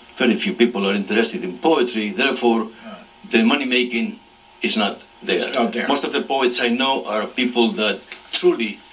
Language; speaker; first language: English; non-native, fluent; Spanish